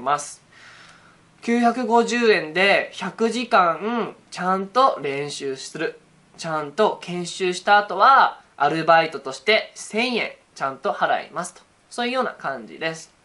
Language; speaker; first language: Japanese; native; Japanese